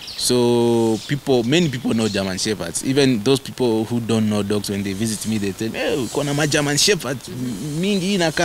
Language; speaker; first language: English; non-native, local second language; Masai